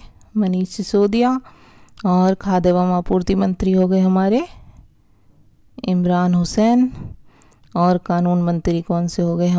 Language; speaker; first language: Hindi; native; Hindi